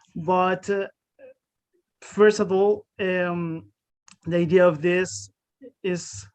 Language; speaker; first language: English; non-native, learner; Spanish